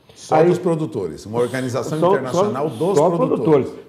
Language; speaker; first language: Portuguese; native; Portuguese